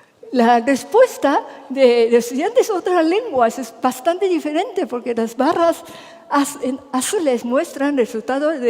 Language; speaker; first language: Spanish; non-native, fluent; Japanese